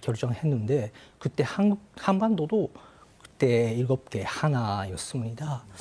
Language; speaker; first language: Korean; non-native, fluent; Japanese